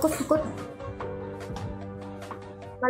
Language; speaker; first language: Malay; non-native, learner; Vietnamese